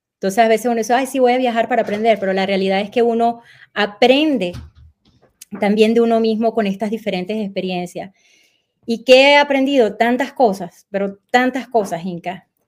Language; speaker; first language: Spanish; native; Spanish